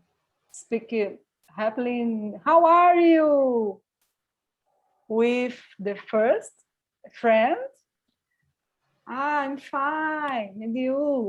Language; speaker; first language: English; non-native, learner; Portuguese